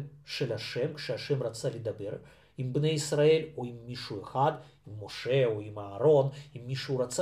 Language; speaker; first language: Hebrew; non-native, fluent; Russian